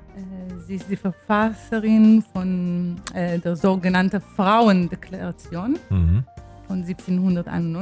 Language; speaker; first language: German; non-native, fluent; Hebrew